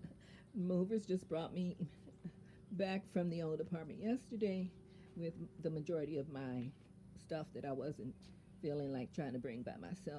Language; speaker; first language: English; native; English